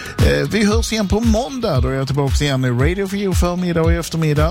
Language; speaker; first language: Swedish; native; Swedish